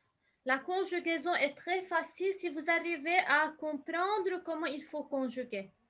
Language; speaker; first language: French; non-native, local second language; Arabic